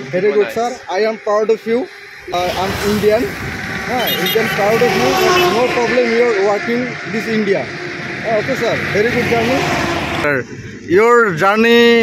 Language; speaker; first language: English; non-native, learner; Bangla